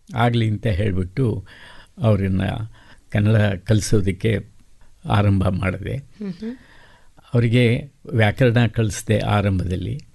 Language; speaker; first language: Kannada; native; Kannada